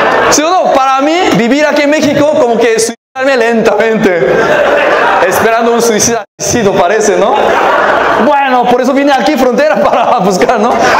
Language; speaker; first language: Spanish; non-native, fluent; Korean